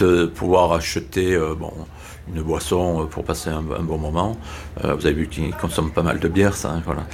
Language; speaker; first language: French; native; French